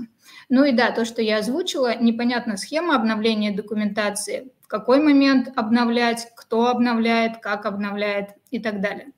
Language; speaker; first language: Russian; native; Russian